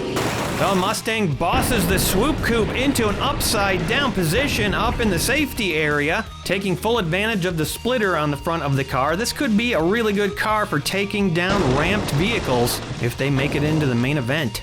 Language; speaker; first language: English; native; English